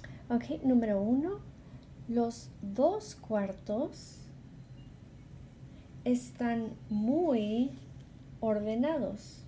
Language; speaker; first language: Spanish; non-native, fluent; English